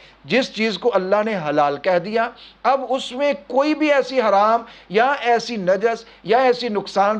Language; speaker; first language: Urdu; native; Urdu